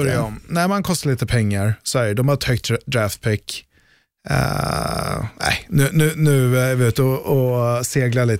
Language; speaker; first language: Swedish; native; Swedish